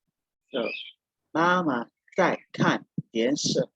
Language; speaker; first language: Chinese; non-native, learner; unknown